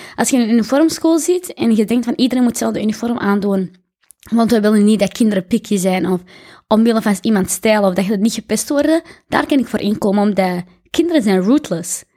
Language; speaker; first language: Dutch; early bilingual, other home language; Arabic